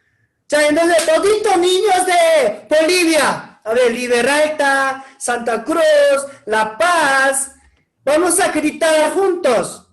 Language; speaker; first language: Spanish; non-native, learner; Korean